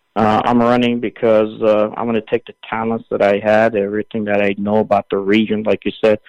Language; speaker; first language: English; early bilingual, other home language; Assyrian Neo-Aramaic